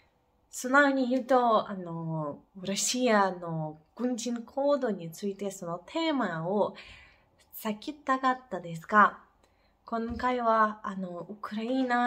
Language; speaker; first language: Japanese; non-native, fluent; Ukrainian